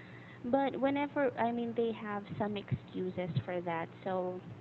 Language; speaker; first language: English; non-native, fluent; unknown